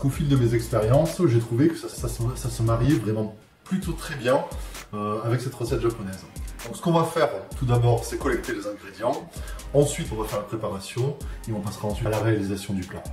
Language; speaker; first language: French; native; French